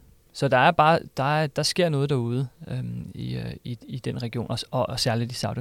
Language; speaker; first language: Danish; native; Danish